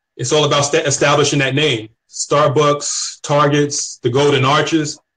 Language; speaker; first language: English; native; English